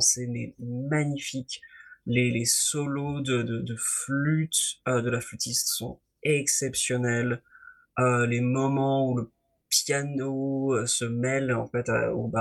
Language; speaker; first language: French; native; French